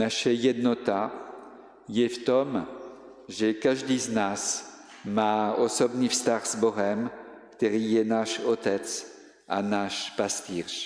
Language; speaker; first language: Czech; non-native, fluent; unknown